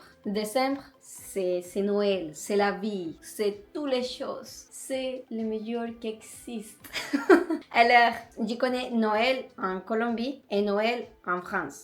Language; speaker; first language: French; non-native, learner; Spanish